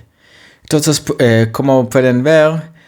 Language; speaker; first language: Spanish; non-native, fluent; Hebrew